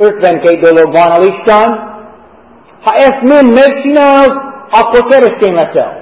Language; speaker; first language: Hungarian; non-native, fluent; English